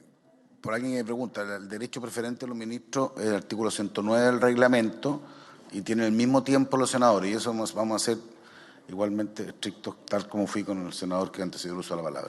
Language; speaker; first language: Spanish; native; Spanish